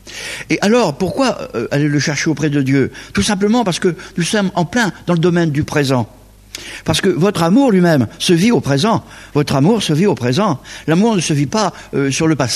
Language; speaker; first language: French; native; French